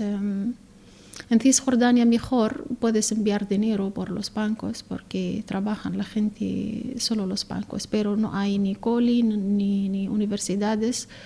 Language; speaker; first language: Spanish; non-native, learner; Arabic